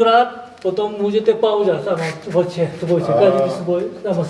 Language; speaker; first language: Czech; non-native, learner; Korean